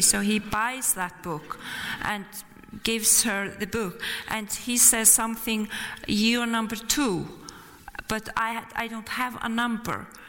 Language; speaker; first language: English; non-native, fluent; Icelandic